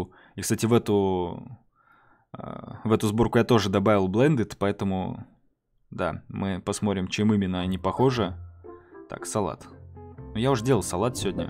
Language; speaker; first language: Russian; native; Russian